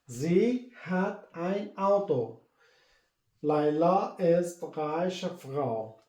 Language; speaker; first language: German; non-native, learner; Persian